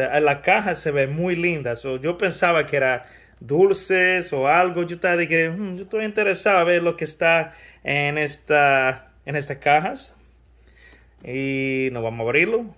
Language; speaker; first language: Spanish; early bilingual, heritage; Spanish